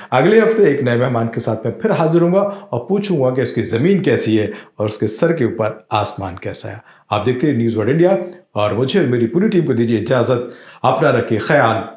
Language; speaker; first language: Hindi; native; Hindi